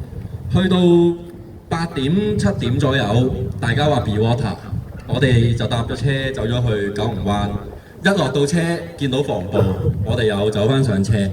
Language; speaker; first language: Cantonese; native; Cantonese